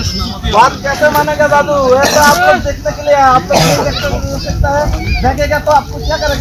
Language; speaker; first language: Hindi; non-native, learner; Bangla